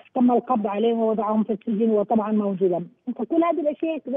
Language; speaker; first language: Arabic; non-native, learner; Urdu